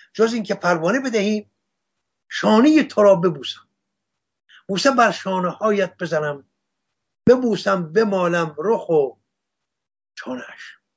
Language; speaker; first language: Persian; non-native, local second language; Assyrian Neo-Aramaic